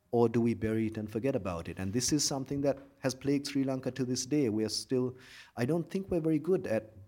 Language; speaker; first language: English; non-native, local second language; Sinhala